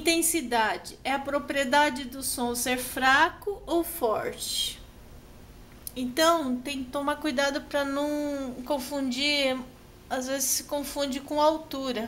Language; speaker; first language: Portuguese; native; Portuguese